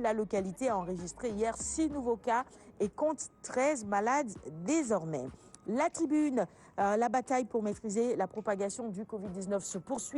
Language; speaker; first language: French; non-native, local second language; Wolof